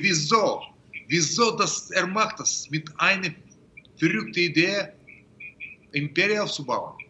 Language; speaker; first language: German; non-native, fluent; Russian